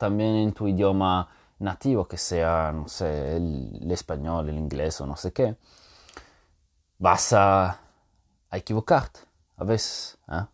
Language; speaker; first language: Spanish; non-native, fluent; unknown